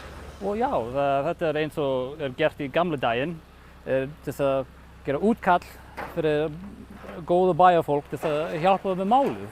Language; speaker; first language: Icelandic; non-native, fluent; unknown